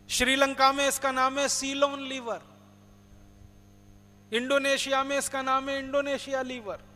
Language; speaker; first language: Hindi; native; Hindi